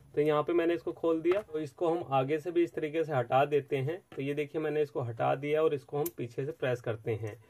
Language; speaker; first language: Hindi; native; Hindi